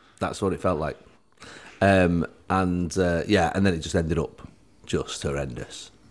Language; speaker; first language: English; native; English